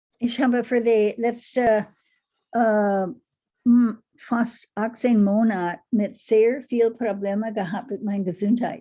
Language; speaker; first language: German; non-native, learner; English